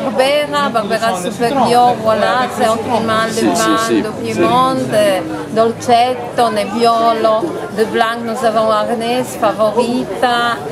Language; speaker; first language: French; non-native, learner; Italian